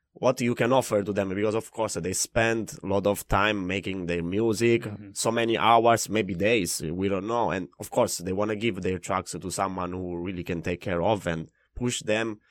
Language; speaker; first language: English; non-native, fluent; Italian